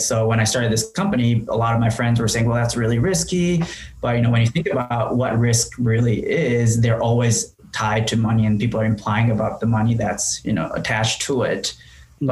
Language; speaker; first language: English; non-native, fluent; Japanese